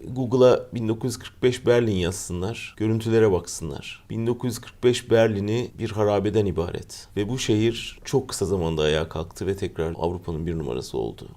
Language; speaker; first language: Turkish; native; Turkish